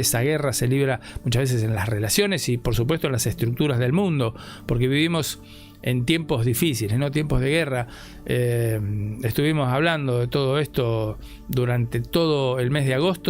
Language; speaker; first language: Spanish; native; Spanish